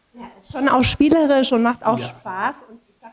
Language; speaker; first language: German; native; German